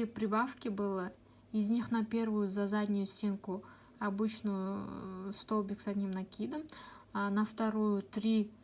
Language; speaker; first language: Russian; non-native, local second language; Kazakh